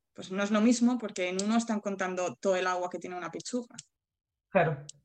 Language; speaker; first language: Spanish; native; Spanish